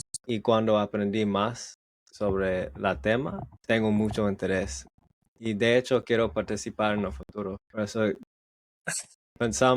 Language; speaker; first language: Spanish; non-native, learner; English